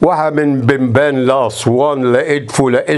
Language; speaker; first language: Arabic; native; Arabic